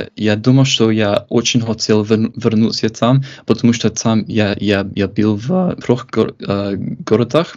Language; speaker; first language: Russian; non-native, fluent; English